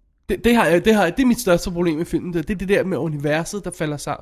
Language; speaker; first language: Danish; native; Danish